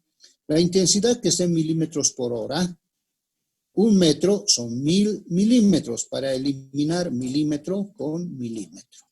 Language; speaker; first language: Spanish; native; Spanish